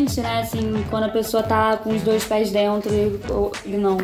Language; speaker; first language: Portuguese; native; Portuguese